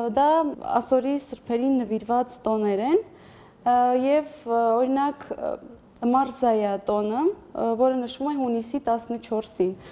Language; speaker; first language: Armenian; non-native, local second language; Assyrian Neo-Aramaic